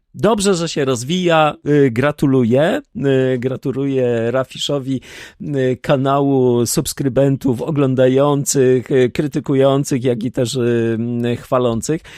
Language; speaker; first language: Polish; native; Polish